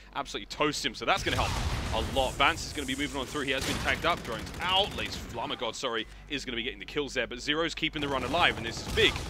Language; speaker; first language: English; native; English